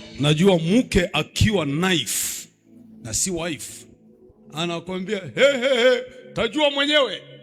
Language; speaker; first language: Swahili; non-native, local second language; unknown